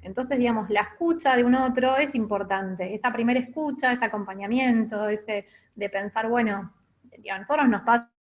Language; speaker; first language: Spanish; native; Spanish